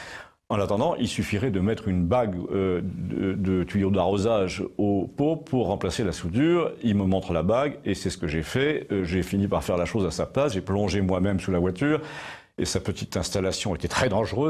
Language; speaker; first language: French; native; French